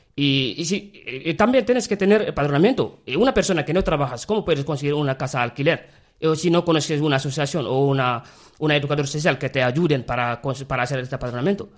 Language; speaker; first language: Spanish; non-native, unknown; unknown